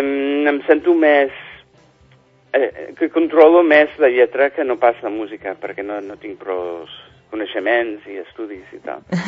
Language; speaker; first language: Catalan; non-native, fluent; English